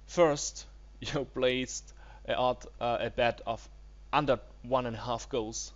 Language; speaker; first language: English; non-native, learner; German